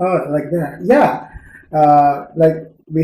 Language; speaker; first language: English; non-native, learner; Indonesian